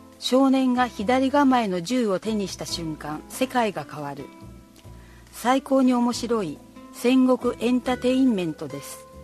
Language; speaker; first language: Japanese; native; Japanese